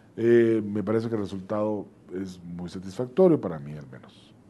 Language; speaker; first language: Spanish; native; Spanish